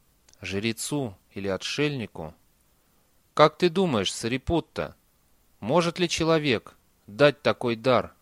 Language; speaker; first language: Russian; native; Russian